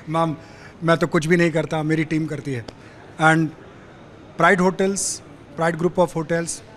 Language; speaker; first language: Hindi; native; Hindi